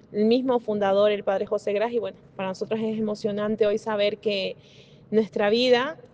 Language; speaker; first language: Spanish; native; Spanish